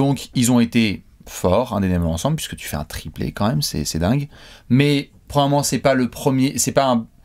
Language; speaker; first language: French; native; French